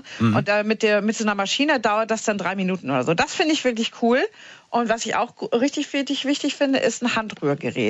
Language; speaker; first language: German; native; German